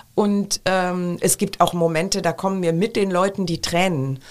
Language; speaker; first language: German; native; German